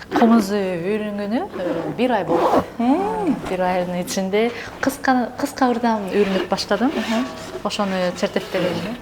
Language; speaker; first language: Kyrgyz; non-native, learner; Japanese